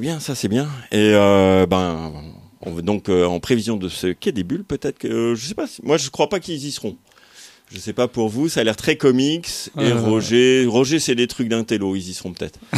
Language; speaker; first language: French; native; French